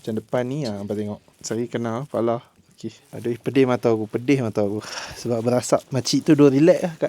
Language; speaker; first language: Malay; native; Malay